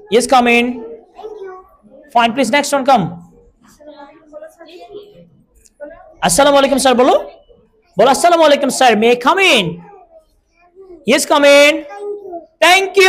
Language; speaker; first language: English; non-native, local second language; Bangla